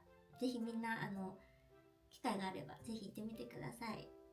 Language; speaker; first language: Japanese; native; Japanese